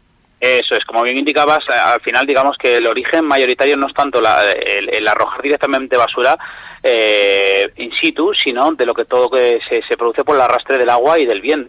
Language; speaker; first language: Spanish; native; Spanish